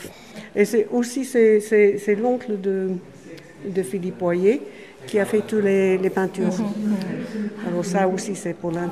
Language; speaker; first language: French; non-native, fluent; English